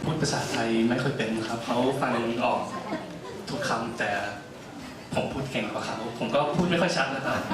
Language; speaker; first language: Thai; early bilingual, heritage; Dutch